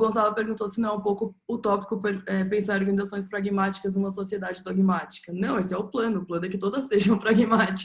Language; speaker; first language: Portuguese; native; Portuguese